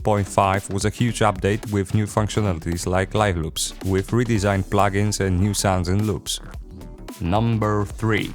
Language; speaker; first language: English; non-native, fluent; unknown